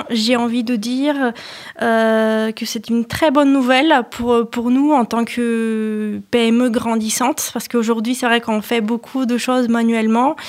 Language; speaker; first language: French; non-native, fluent; Bulgarian